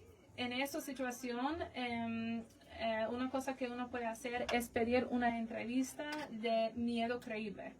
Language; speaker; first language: Spanish; non-native, fluent; English